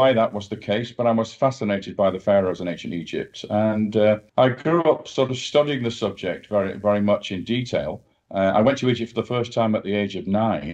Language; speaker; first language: English; native; English